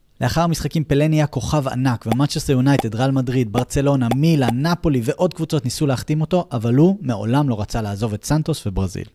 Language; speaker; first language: Hebrew; native; Hebrew